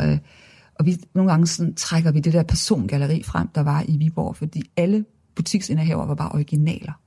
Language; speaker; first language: Danish; native; Danish